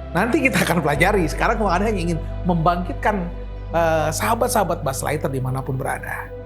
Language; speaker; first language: Indonesian; native; Indonesian